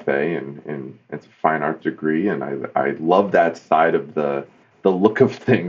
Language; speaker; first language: English; native; English